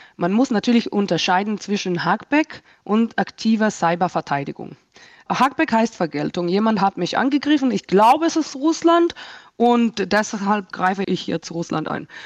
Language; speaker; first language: German; non-native, fluent; Hebrew